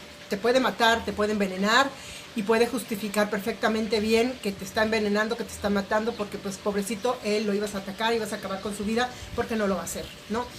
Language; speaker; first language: Spanish; native; Spanish